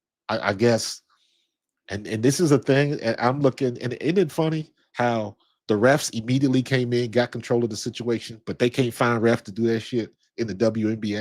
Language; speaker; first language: English; native; English